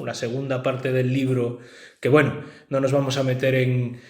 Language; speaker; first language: Spanish; native; Spanish